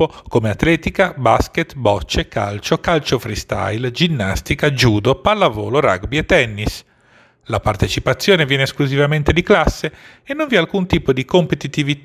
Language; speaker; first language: Italian; native; Italian